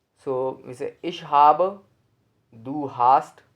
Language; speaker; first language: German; non-native, learner; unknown